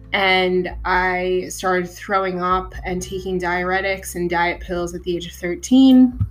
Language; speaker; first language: English; native; English